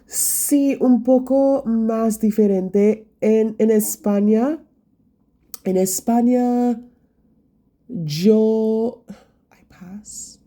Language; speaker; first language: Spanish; non-native, learner; English